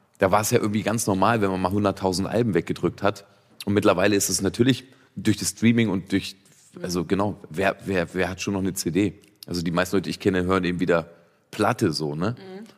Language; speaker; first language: German; native; German